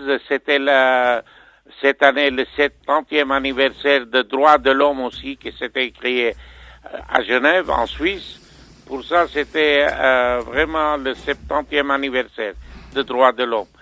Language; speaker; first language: French; non-native, fluent; Armenian